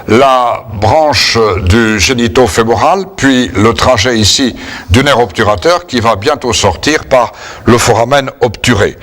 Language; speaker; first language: French; native; French